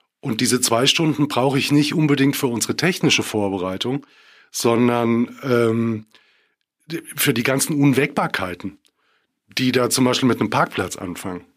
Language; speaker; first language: German; native; German